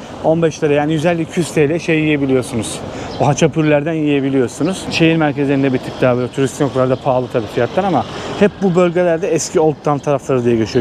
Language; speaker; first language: Turkish; native; Turkish